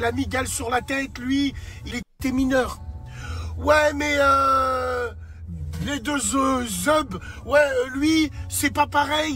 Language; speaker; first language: French; native; French